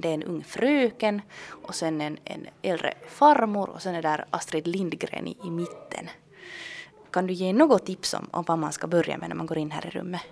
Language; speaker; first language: Swedish; native; Swedish